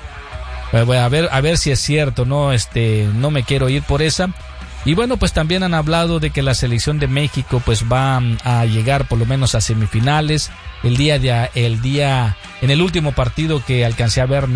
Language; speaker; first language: Spanish; native; Spanish